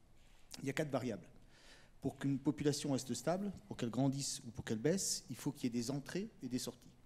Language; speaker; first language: French; native; French